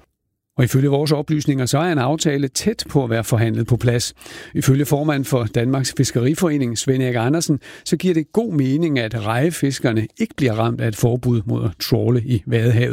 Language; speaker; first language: Danish; native; Danish